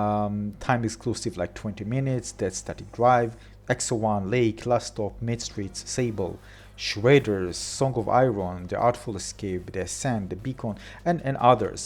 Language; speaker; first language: English; non-native, fluent; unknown